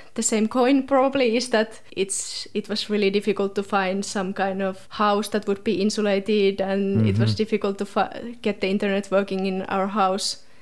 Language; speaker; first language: English; non-native, fluent; Finnish